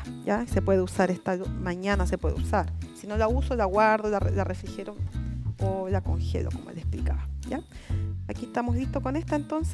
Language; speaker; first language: Spanish; native; Spanish